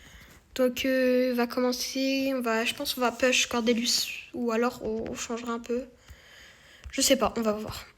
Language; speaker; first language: French; native; French